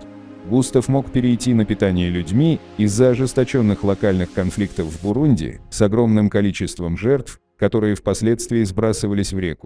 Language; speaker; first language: Russian; native; Russian